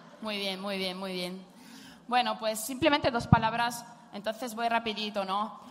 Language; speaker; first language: Spanish; non-native, fluent; Italian